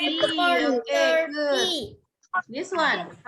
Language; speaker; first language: English; non-native, learner; Indonesian